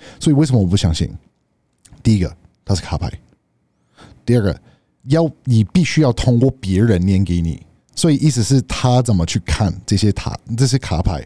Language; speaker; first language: Chinese; non-native, fluent; English